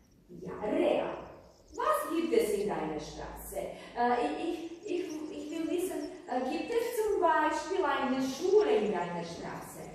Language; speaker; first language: German; non-native, fluent; Croatian